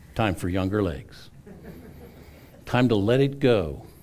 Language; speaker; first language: English; native; English